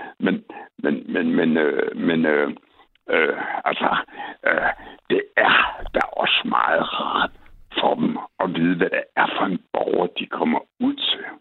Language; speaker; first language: Danish; native; Danish